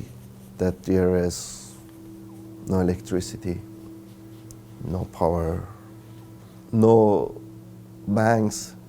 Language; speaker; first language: English; non-native, learner; Persian